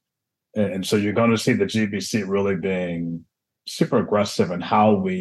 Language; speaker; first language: English; native; English